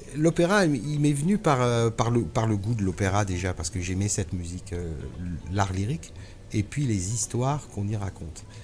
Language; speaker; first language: French; early bilingual, other home language; Arabic